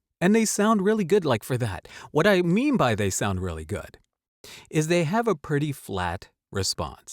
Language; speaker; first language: English; native; English